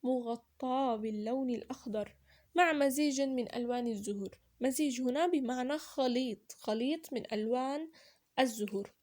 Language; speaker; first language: Arabic; native; Arabic